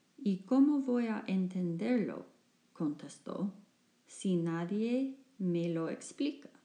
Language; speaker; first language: Spanish; non-native, learner; English